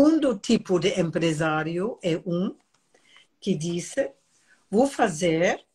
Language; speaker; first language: Portuguese; non-native, fluent; German